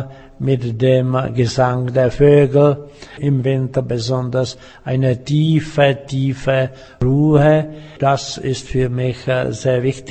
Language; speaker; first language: German; non-native, fluent; Czech